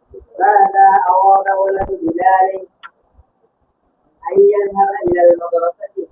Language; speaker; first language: Arabic; non-native, learner; Bangla